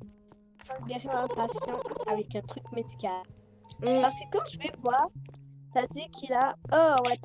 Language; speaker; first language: French; native; French